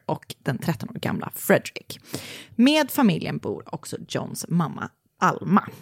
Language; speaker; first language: Swedish; native; Swedish